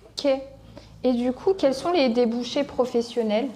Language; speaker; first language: French; native; French